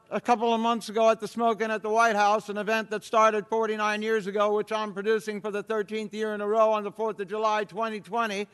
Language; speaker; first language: English; native; English